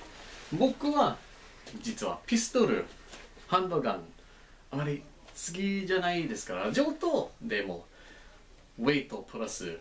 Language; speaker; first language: Japanese; non-native, learner; English